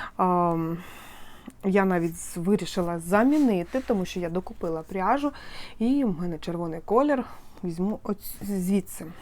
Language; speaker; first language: Ukrainian; non-native, local second language; Russian